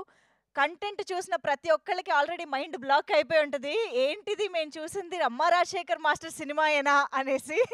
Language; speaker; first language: Telugu; native; Telugu